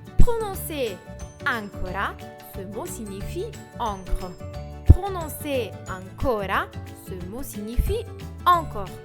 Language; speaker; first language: French; non-native, fluent; Italian